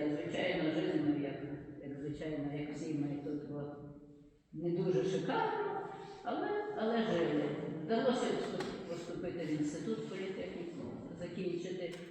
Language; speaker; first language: Ukrainian; native; Ukrainian